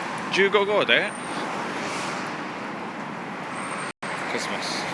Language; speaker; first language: Japanese; non-native, learner; English